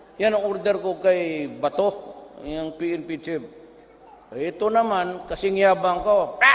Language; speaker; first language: Filipino; non-native, local second language; Cebuano